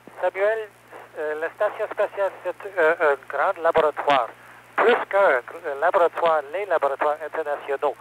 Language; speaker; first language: French; non-native, learner; English